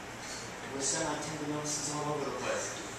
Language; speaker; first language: English; native; English